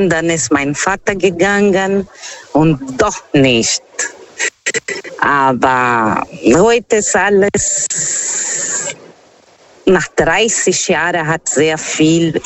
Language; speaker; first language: German; non-native, fluent; Portuguese